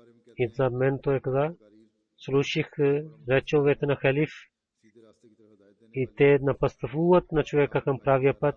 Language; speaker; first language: Bulgarian; non-native, fluent; Urdu